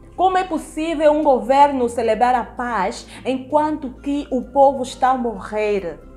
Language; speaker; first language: Portuguese; native; Portuguese